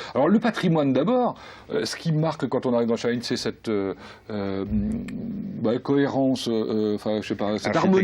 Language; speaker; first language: French; native; French